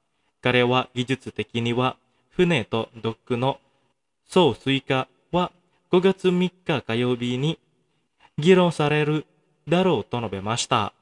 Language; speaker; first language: Japanese; non-native, fluent; Indonesian